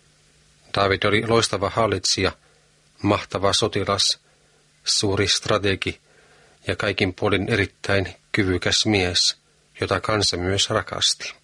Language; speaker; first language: Finnish; native; Finnish